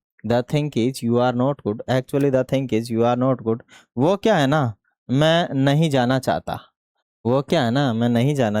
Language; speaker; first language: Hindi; native; Hindi